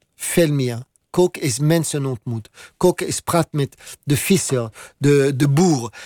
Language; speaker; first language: Dutch; non-native, learner; French